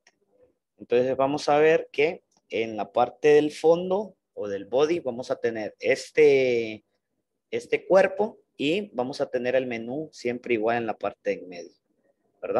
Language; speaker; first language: Spanish; native; Spanish